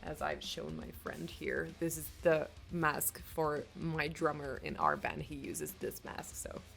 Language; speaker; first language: English; non-native, fluent; Swedish